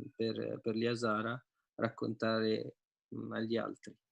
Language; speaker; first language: Italian; non-native, fluent; Persian